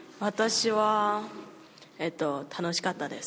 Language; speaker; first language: Japanese; non-native, learner; Chinese